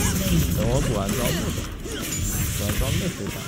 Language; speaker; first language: Chinese; native; Chinese